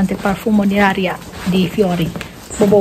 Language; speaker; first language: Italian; non-native, learner; Indonesian